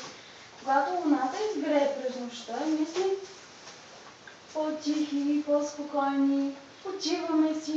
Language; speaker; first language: Bulgarian; native; Bulgarian